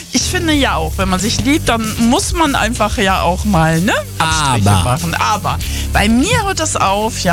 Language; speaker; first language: German; native; German